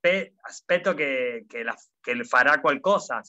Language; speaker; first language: Italian; non-native, fluent; Spanish